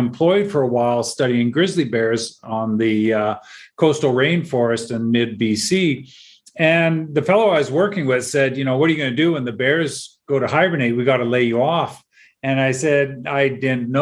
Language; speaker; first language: English; native; English